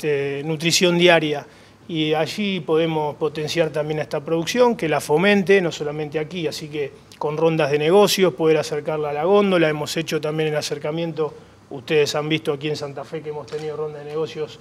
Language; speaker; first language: Spanish; native; Spanish